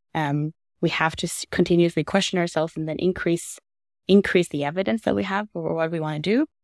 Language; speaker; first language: English; non-native, fluent; Norwegian